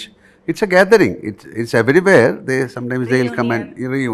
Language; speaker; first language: English; non-native, local second language; Malayalam